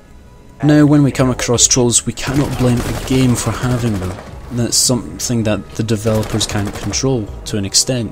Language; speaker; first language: English; native; English